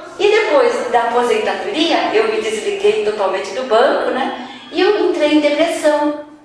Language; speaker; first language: Portuguese; native; Portuguese